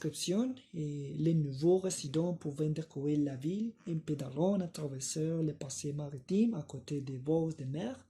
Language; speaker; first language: French; non-native, learner; Spanish